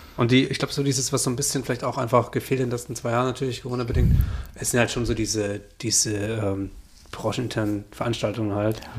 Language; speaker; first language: German; native; German